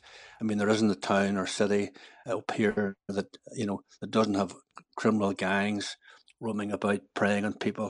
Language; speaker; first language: English; native; English